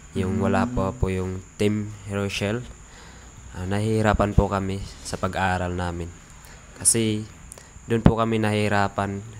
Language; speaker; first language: Filipino; non-native, local second language; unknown